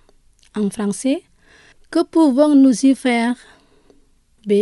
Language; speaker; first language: French; non-native, fluent; Indonesian